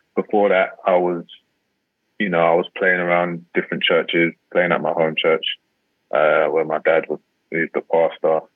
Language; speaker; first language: English; native; English